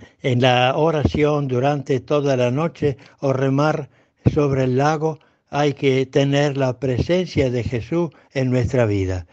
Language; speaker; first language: Spanish; native; Spanish